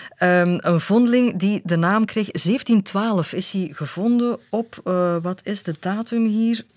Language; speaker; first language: Dutch; native; Dutch